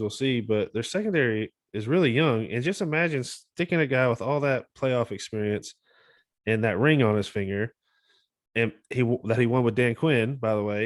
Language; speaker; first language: English; native; English